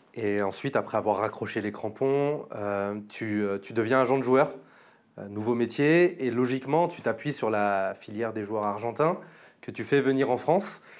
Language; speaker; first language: French; native; French